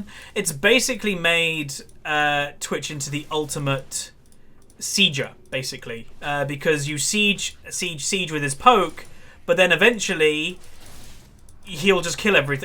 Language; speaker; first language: English; native; English